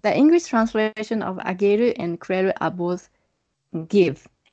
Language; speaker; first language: English; non-native, fluent; Japanese